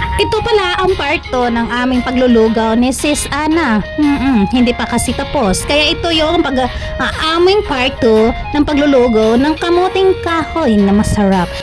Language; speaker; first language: Filipino; non-native, local second language; Cebuano